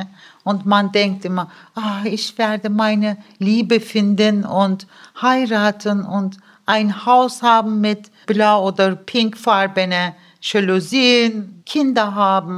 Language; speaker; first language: German; early bilingual, other home language; Turkish